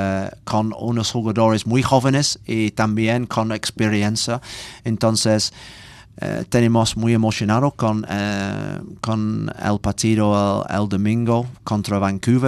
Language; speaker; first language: Spanish; non-native, learner; English